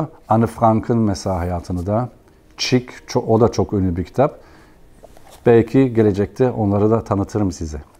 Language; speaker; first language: Turkish; non-native, fluent; German